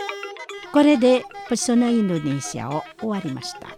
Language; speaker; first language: Japanese; non-native, fluent; Indonesian